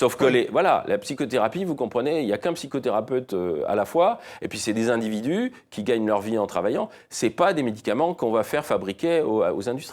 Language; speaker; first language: French; native; French